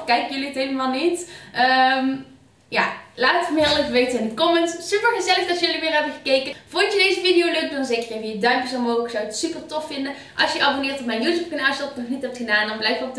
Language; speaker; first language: Dutch; native; Dutch